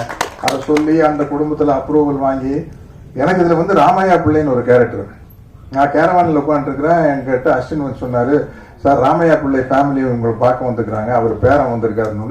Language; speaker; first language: Tamil; native; Tamil